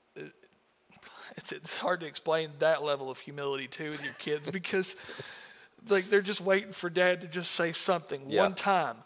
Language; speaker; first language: English; native; English